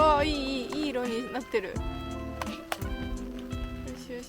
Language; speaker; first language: Japanese; native; Japanese